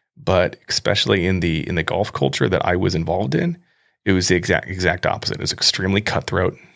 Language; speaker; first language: English; native; English